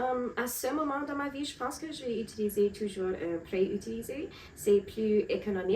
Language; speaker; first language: French; non-native, local second language; English